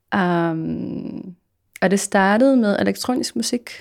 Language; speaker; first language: Danish; non-native, fluent; Polish